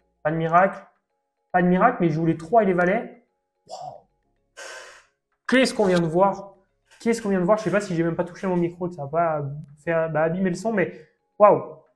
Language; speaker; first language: French; native; French